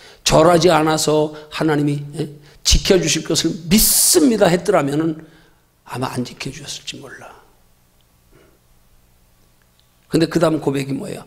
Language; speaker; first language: Korean; native; Korean